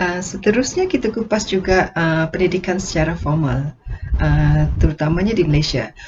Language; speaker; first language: Malay; native; Malay